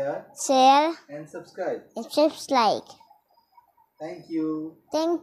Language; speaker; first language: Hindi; native; Hindi